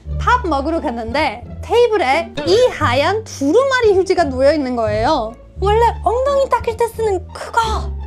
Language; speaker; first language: Korean; non-native, fluent; German